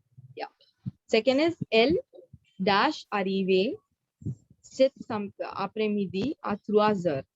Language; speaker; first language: French; non-native, fluent; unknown